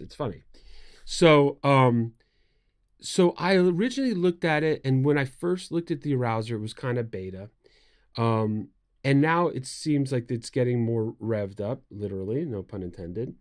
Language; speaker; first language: English; native; English